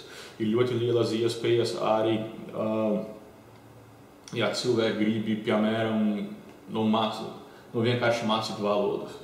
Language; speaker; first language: Latvian; early bilingual, heritage; Portuguese